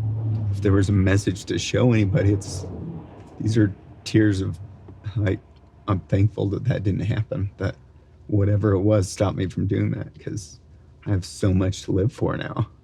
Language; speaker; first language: English; native; English